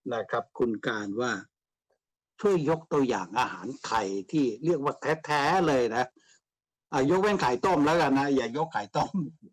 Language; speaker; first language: Thai; native; Thai